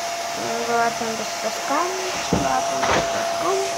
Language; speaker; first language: German; non-native, learner; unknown